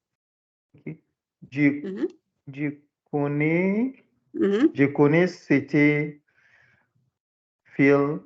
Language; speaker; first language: French; non-native, learner; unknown